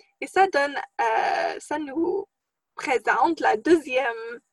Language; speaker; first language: French; non-native, fluent; English